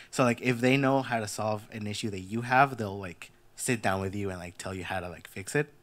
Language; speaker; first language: English; early bilingual, other home language; Spanish